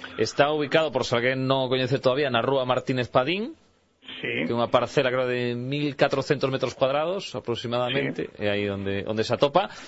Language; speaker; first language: Galician; native; Galician